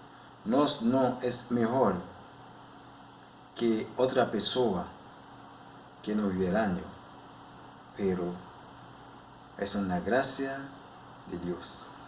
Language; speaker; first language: Spanish; non-native, learner; Haitian Creole